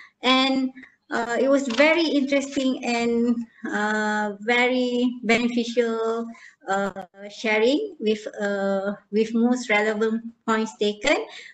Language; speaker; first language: English; non-native, local second language; Malay